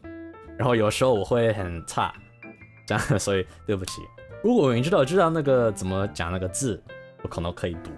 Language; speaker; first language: Chinese; non-native, learner; English